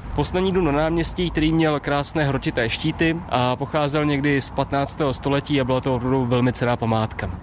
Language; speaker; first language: Czech; native; Czech